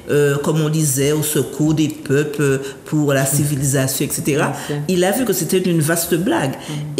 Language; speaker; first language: French; native; French